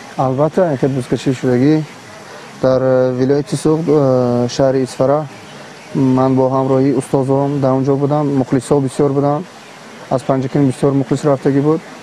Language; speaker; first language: Tajik; native; Tajik